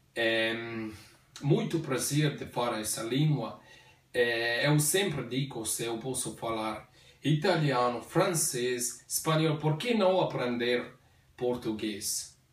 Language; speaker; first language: Portuguese; non-native, learner; Slovenian